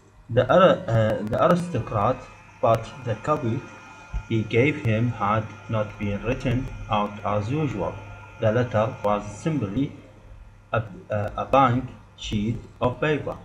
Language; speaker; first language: English; non-native, fluent; Arabic